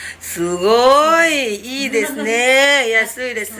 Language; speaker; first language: Japanese; non-native, learner; Thai